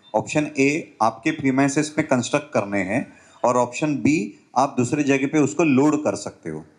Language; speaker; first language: Hindi; non-native, local second language; Marathi